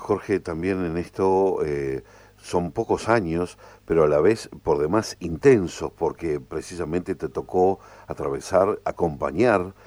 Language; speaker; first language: Spanish; native; Spanish